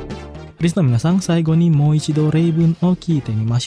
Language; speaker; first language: Japanese; non-native, fluent; Indonesian